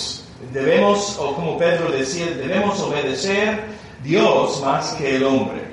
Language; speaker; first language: Spanish; non-native, learner; English